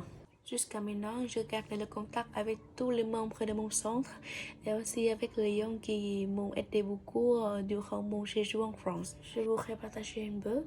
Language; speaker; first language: French; non-native, fluent; Vietnamese